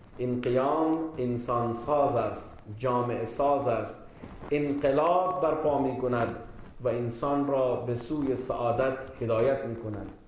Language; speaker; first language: Persian; non-native, fluent; Arabic